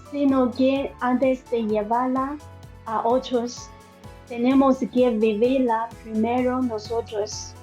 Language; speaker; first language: Spanish; non-native, learner; Chinese